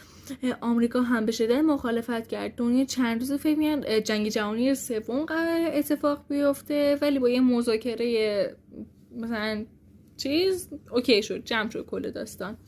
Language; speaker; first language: Persian; native; Persian